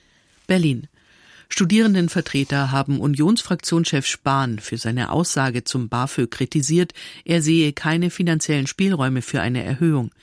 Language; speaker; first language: German; native; German